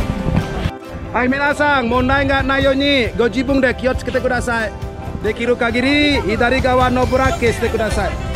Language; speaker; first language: Japanese; non-native, fluent; Indonesian